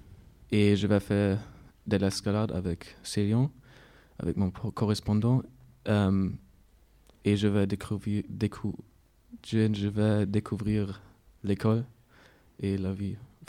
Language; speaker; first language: French; non-native, learner; German